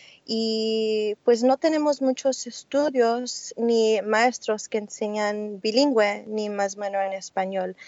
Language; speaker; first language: Spanish; early bilingual, heritage; Spanish